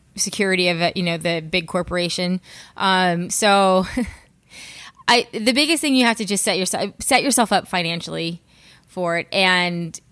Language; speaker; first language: English; native; English